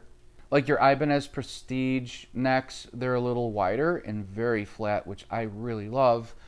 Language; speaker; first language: English; native; English